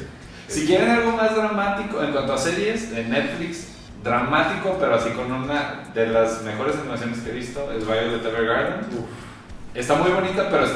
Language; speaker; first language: Spanish; native; Spanish